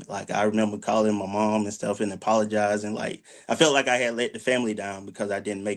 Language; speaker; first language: English; native; English